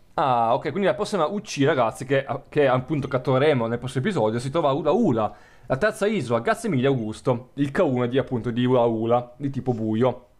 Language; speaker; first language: Italian; native; Italian